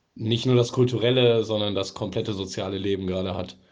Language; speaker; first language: German; native; German